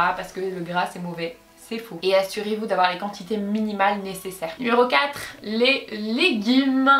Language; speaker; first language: French; native; French